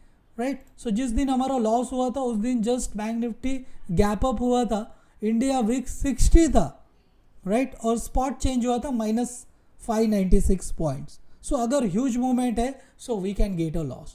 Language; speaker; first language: Hindi; native; Hindi